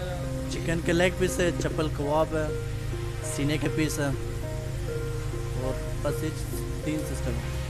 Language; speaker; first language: Hindi; non-native, local second language; Pashto